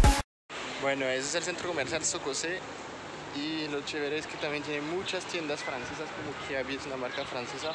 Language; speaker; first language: Spanish; non-native, fluent; French